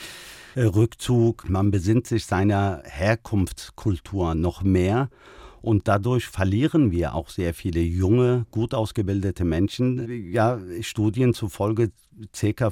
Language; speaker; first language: German; early bilingual, other home language; Turkish